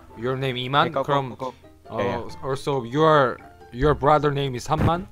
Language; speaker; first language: English; non-native, learner; Korean